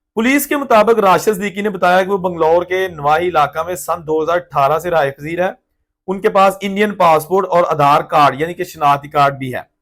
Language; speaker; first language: Urdu; non-native, local second language; Punjabi